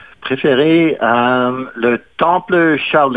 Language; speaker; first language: French; non-native, fluent; English